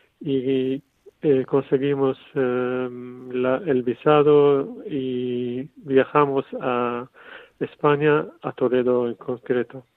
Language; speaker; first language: Spanish; non-native, fluent; Arabic